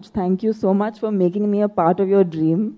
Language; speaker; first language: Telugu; non-native, fluent; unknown